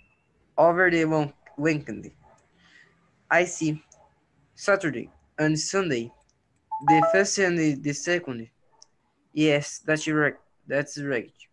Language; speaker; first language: English; non-native, learner; Portuguese